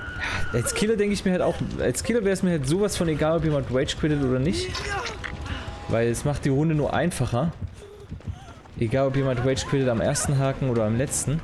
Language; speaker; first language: German; native; German